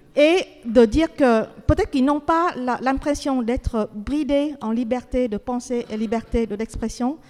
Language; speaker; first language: French; non-native, fluent; Vietnamese